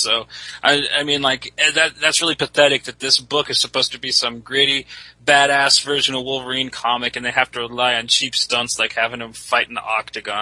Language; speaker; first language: English; native; English